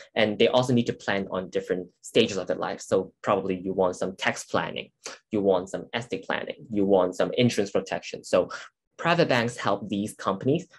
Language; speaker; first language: English; non-native, local second language; Cantonese